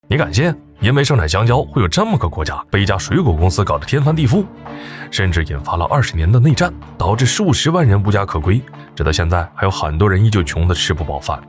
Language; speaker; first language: Chinese; native; Chinese